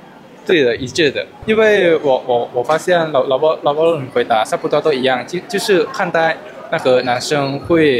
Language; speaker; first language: Chinese; non-native, fluent; Lao